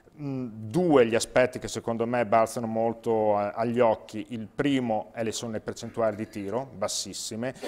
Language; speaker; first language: Italian; native; Italian